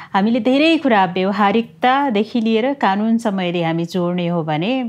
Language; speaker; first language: Nepali; non-native, local second language; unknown